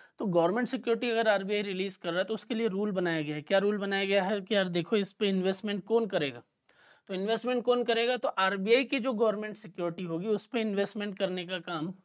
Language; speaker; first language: Hindi; native; Hindi